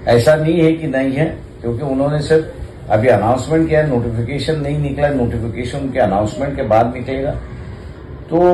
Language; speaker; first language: Hindi; non-native, local second language; Marathi